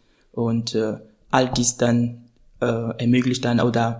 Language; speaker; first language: German; non-native, fluent; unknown